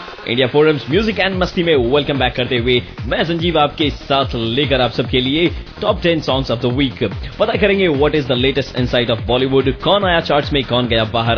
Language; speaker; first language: Hindi; native; Hindi